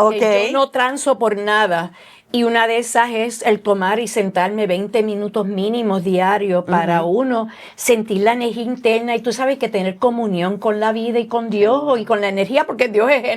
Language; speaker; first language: Spanish; native; Spanish